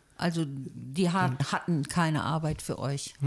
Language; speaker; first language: German; native; German